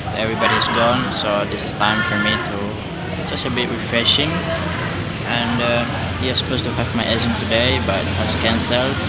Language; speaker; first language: English; non-native, fluent; Tetum